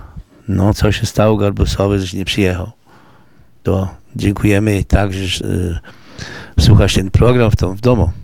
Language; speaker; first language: Polish; early bilingual, heritage; Portuguese